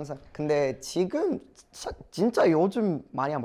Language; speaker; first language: Korean; non-native, learner; English